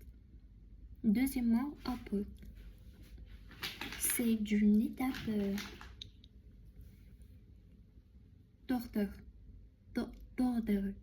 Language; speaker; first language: French; non-native, learner; Chinese